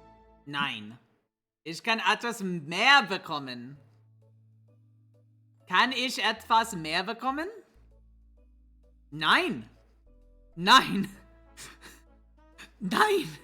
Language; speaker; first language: German; non-native, learner; English